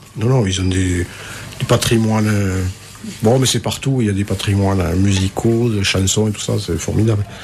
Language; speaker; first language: French; native; French